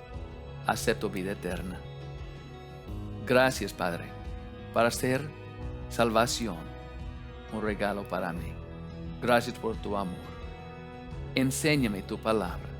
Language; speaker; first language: Spanish; non-native, learner; English